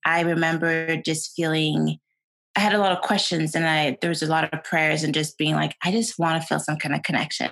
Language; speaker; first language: English; non-native, fluent; Swedish